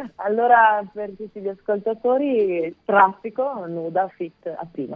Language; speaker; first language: Italian; native; Italian